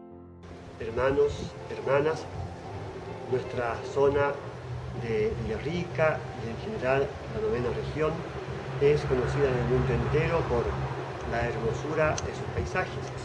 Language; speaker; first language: Spanish; native; Spanish